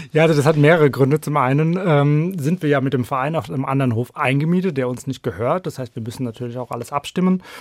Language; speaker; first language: German; early bilingual, other home language; Norwegian